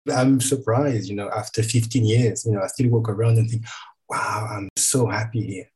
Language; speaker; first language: English; non-native, fluent; French